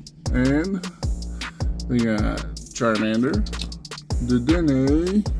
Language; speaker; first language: English; native; English